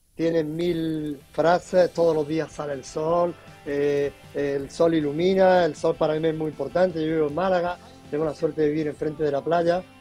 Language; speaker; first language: Spanish; native; Spanish